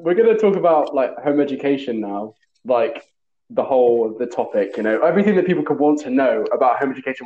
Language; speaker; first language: English; native; English